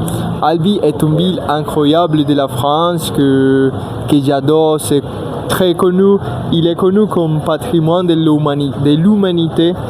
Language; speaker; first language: French; non-native, learner; Spanish